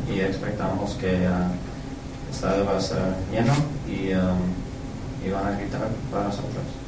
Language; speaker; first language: Spanish; non-native, learner; English